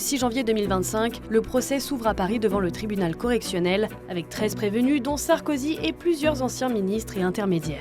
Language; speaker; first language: French; native; French